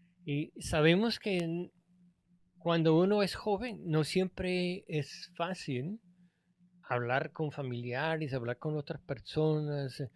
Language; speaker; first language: Spanish; non-native, fluent; English